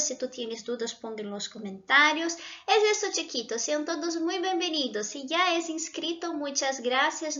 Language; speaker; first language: Spanish; non-native, fluent; Portuguese